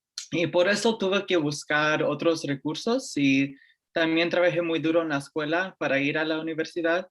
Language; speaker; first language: Spanish; early bilingual, heritage; Spanish